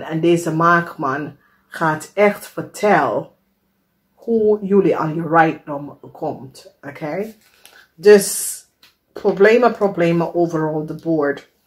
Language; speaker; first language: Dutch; non-native, learner; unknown